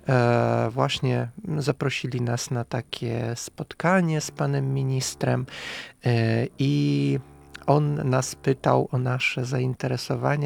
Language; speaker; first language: Polish; non-native, fluent; Russian